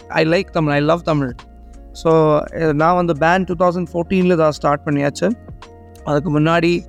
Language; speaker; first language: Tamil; non-native, learner; Malayalam